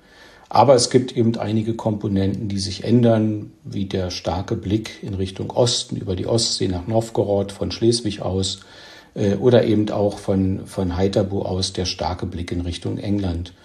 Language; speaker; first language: German; native; German